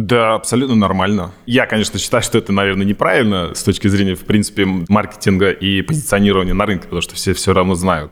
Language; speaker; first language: Russian; native; Russian